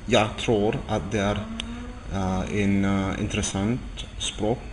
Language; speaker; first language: Swedish; non-native, learner; English